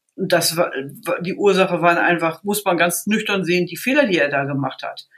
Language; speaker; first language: German; native; German